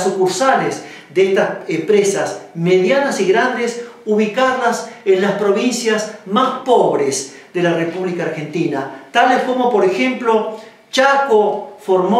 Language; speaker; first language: Spanish; native; Spanish